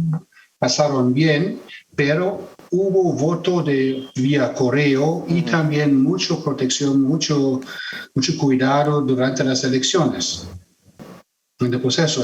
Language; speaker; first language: Spanish; non-native, fluent; German